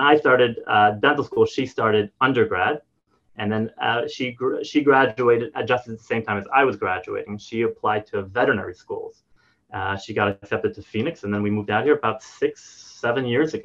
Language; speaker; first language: English; native; English